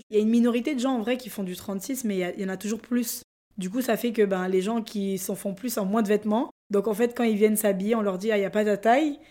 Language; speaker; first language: French; non-native, local second language; Lingala